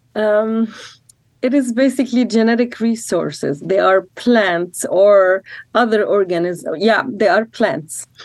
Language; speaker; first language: English; non-native, fluent; Arabic